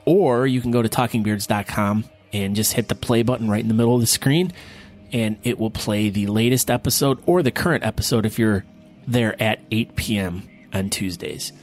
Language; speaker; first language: English; native; English